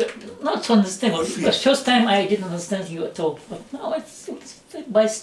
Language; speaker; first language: English; non-native, learner; Russian